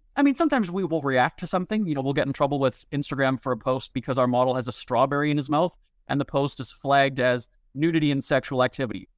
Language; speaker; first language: English; native; English